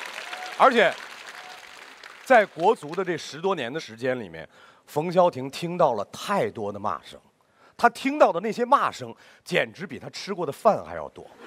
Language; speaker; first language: Chinese; native; Chinese